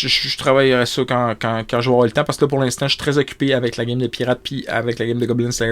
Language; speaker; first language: French; native; French